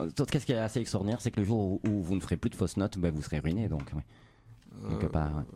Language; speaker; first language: French; native; French